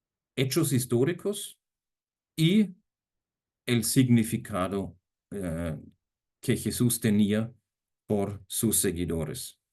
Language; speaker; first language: Spanish; non-native, fluent; German